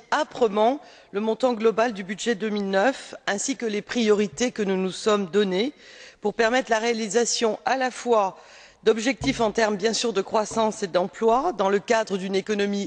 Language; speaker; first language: French; native; French